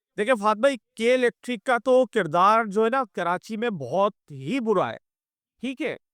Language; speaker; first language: Urdu; native; Urdu